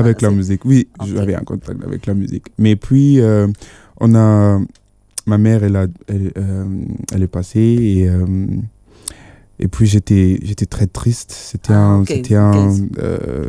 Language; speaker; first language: French; non-native, fluent; Yoruba